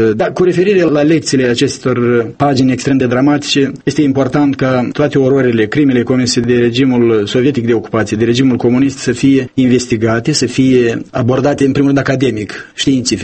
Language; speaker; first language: Romanian; native; Romanian